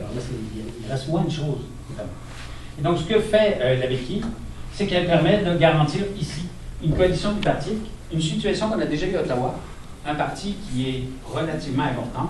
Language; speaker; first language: French; native; French